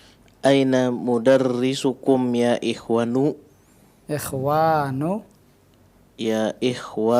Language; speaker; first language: Arabic; non-native, learner; Indonesian